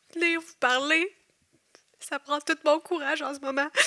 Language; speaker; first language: French; native; French